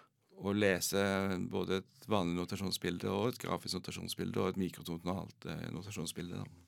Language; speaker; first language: Norwegian; native; Norwegian